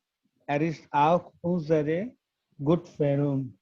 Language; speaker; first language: German; non-native, learner; Gujarati